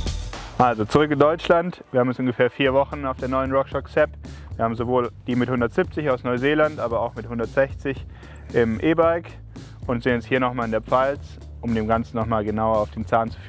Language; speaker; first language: German; native; German